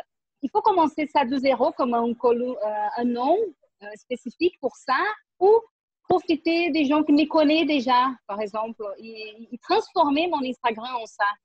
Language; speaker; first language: French; non-native, learner; Portuguese